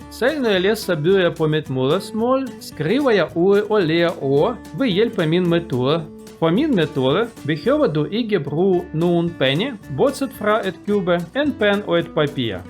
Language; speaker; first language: Danish; non-native, learner; Russian